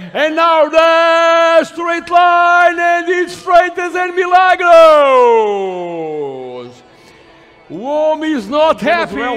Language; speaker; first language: English; non-native, learner; Portuguese